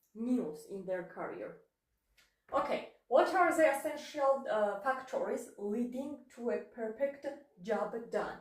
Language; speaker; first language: English; non-native, learner; Georgian